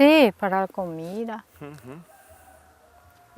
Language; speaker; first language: Spanish; non-native, local second language; Guarani